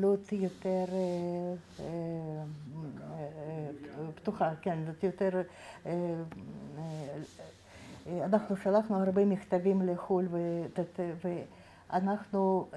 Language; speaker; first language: Hebrew; non-native, fluent; Russian